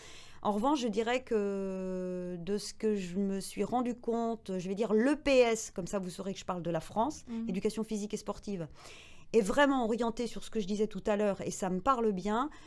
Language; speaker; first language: French; native; French